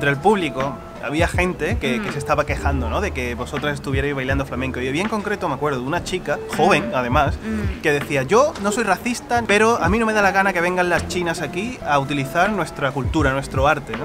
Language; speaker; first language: Spanish; native; Spanish